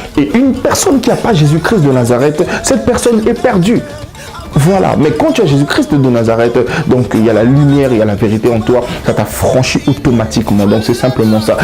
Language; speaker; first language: French; non-native, local second language; Lingala